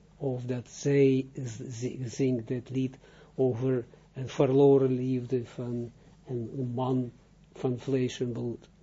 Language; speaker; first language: Dutch; non-native, fluent; Russian